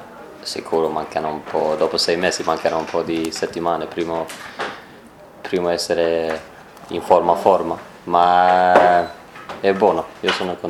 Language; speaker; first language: Italian; non-native, learner; Swedish